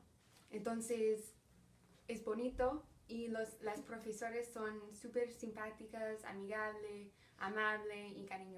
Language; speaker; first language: Spanish; early bilingual, heritage; Spanish